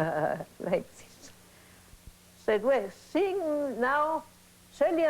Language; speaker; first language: English; non-native, learner; Italian